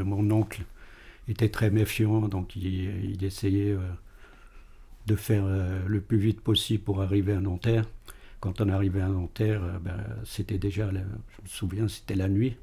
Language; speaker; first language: French; early bilingual, other home language; Arabic